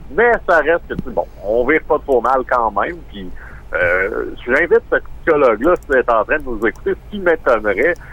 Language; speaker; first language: French; native; French